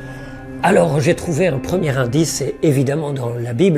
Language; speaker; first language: French; native; French